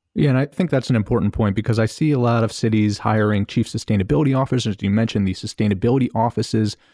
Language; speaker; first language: English; native; English